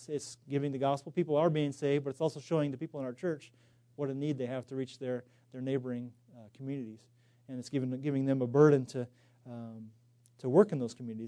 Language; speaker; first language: English; native; English